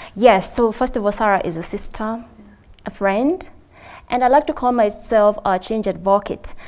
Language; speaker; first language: English; non-native, local second language; Kikuyu